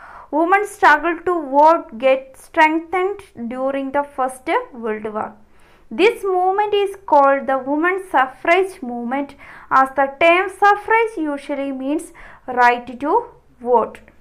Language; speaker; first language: English; non-native, local second language; Malayalam